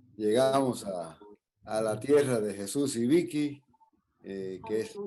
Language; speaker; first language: Spanish; non-native, fluent; English